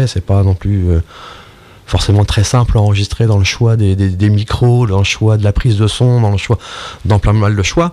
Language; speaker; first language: French; native; French